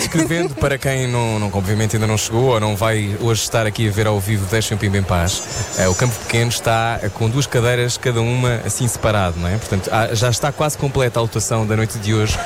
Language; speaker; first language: Portuguese; native; Portuguese